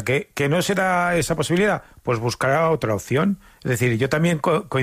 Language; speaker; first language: Spanish; native; Spanish